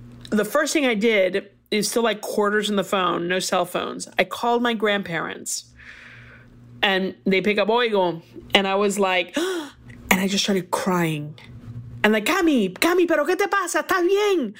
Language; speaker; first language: English; early bilingual, other home language; Spanish